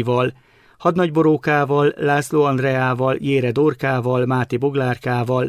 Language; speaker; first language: Hungarian; native; Hungarian